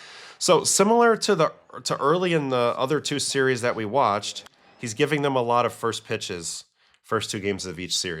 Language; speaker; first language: English; native; English